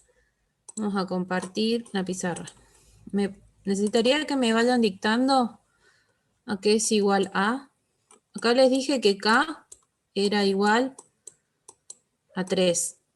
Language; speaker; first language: Spanish; native; Spanish